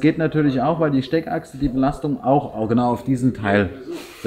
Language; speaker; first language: German; native; German